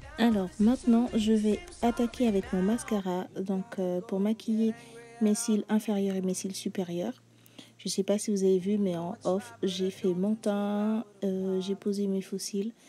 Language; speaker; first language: French; native; French